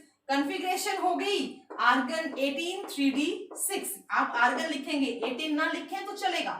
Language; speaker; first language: Hindi; native; Hindi